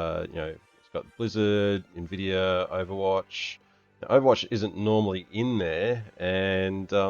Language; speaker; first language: English; native; English